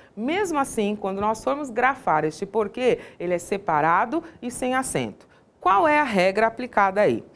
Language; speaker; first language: Portuguese; native; Portuguese